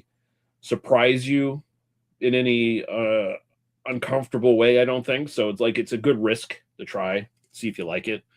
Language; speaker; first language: English; native; English